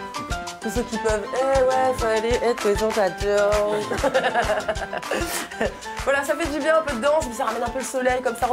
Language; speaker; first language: French; native; French